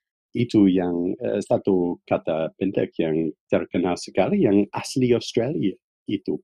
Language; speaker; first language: Indonesian; non-native, fluent; English